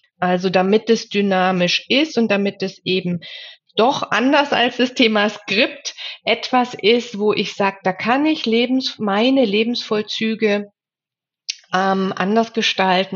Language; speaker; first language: German; native; German